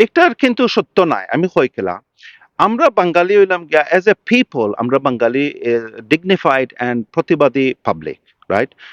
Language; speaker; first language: Bangla; early bilingual, heritage; Bangla